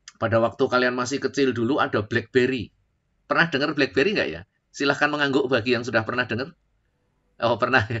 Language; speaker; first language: Indonesian; native; Indonesian